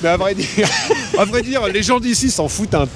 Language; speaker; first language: French; native; French